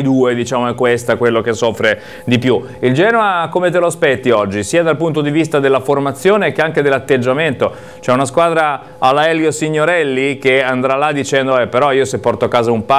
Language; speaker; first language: Italian; native; Italian